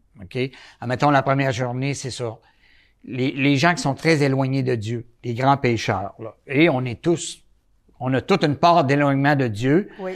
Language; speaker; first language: French; native; French